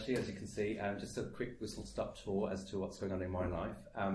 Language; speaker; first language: English; native; English